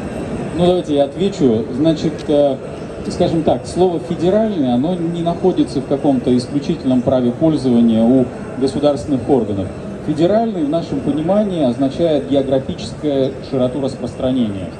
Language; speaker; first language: Russian; native; Russian